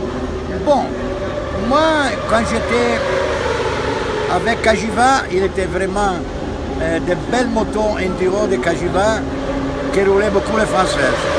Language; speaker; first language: French; non-native, fluent; Italian